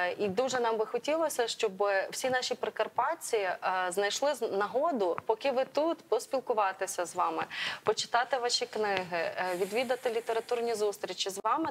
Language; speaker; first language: Ukrainian; native; Ukrainian